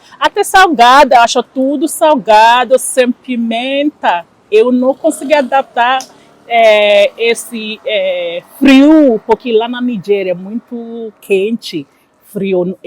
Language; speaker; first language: Portuguese; non-native, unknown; Igbo